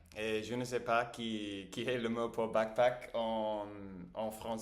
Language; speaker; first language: French; non-native, learner; English